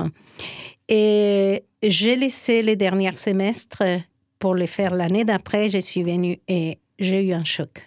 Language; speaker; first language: French; non-native, fluent; Spanish